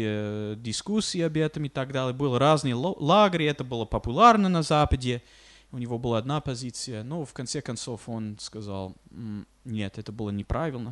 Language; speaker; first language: Russian; non-native, fluent; English